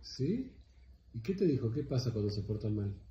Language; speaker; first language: Spanish; native; Spanish